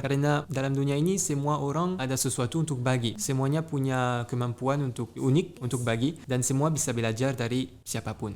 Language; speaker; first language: Indonesian; non-native, fluent; French